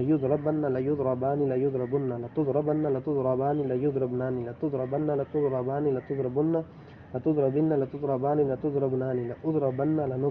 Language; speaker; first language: Arabic; non-native, learner; Urdu